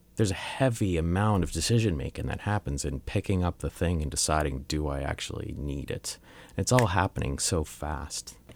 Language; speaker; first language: English; native; English